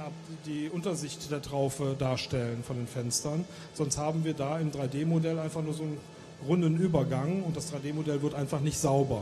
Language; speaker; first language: German; native; German